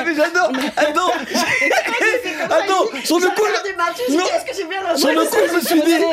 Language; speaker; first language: French; native; French